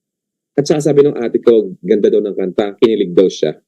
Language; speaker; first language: Filipino; native; Filipino